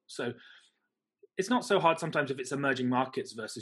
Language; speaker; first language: English; native; English